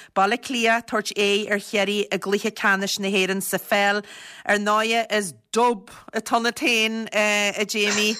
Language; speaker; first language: Irish; native; Irish